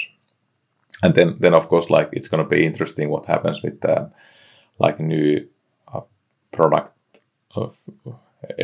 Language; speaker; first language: English; non-native, fluent; Finnish